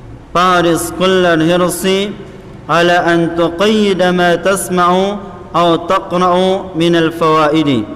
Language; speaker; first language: Arabic; non-native, fluent; Indonesian